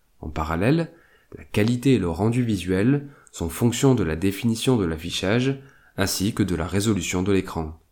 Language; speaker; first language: French; native; French